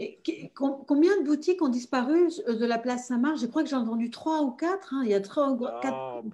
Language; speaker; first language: French; native; French